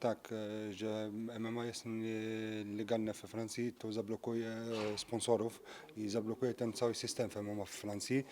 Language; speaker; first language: Polish; early bilingual, heritage; French